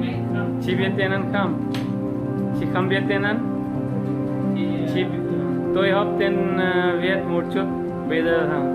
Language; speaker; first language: Vietnamese; non-native, learner; Urdu